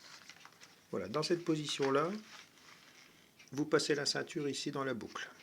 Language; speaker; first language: French; native; French